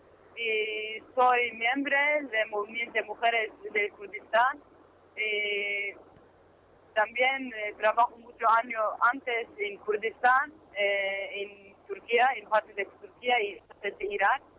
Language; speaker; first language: Spanish; non-native, learner; Kurdish